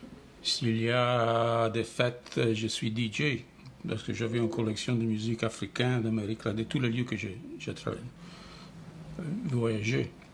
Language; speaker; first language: French; non-native, fluent; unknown